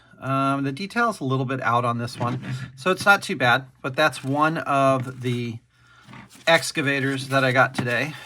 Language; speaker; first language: English; native; English